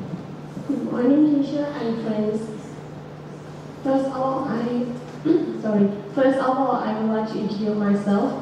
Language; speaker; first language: English; non-native, learner; Thai